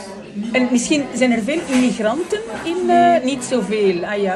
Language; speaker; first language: Dutch; non-native, fluent; French